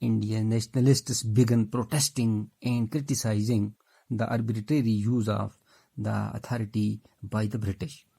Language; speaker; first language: English; non-native, local second language; Urdu